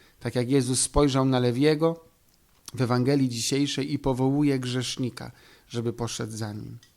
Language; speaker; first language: Polish; native; Polish